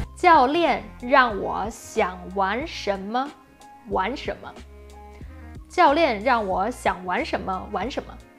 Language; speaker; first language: Chinese; native; Chinese